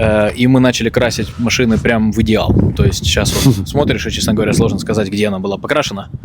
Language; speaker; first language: Russian; native; Russian